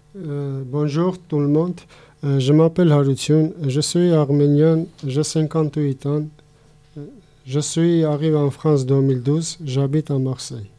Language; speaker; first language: French; non-native, learner; Armenian